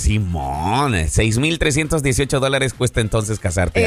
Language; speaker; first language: Spanish; native; Spanish